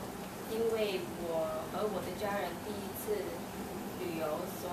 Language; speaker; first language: Chinese; non-native, learner; English